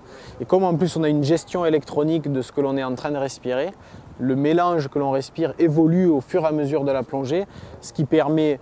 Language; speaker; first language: French; native; French